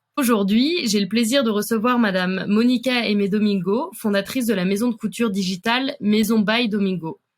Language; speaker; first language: French; native; French